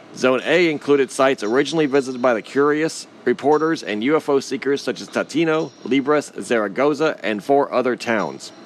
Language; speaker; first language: English; native; English